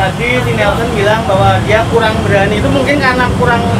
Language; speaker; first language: Indonesian; native; Indonesian